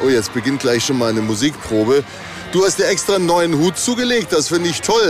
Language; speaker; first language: German; native; German